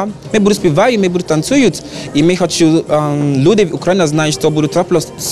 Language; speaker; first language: Ukrainian; non-native, learner; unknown